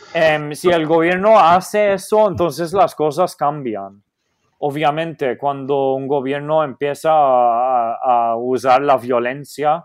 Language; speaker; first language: Spanish; non-native, fluent; Maltese